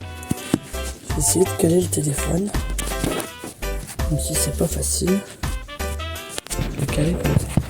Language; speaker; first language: French; native; French